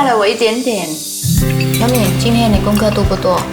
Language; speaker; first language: Chinese; non-native, fluent; Vietnamese